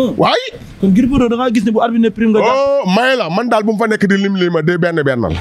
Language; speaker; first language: Wolof; native; Wolof